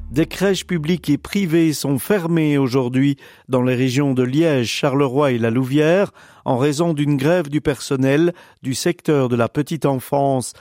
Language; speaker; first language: French; native; French